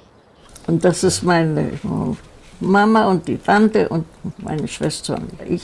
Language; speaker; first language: German; native; German